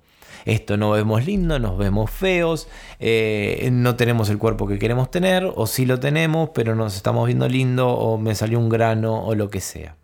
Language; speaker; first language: Spanish; native; Spanish